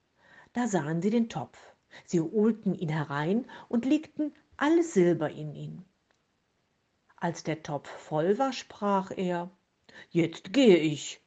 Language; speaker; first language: German; native; German